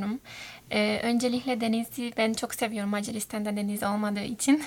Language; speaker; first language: Turkish; non-native, fluent; Hungarian